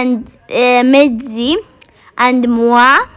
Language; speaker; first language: English; non-native, learner; Arabic